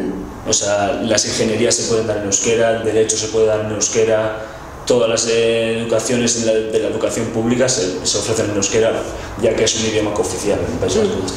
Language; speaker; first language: Spanish; non-native, local second language; Basque